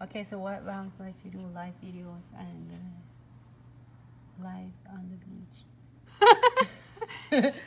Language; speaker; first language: English; non-native, fluent; Vietnamese